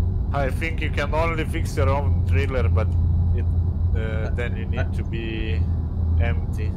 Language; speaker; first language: English; non-native, learner; Lithuanian